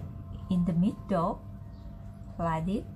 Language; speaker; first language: English; non-native, learner; Vietnamese